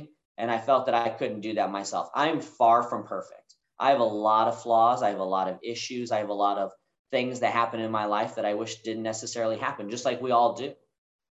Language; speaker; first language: English; native; English